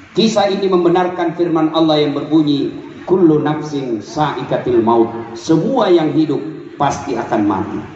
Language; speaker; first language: Indonesian; non-native, local second language; Buginese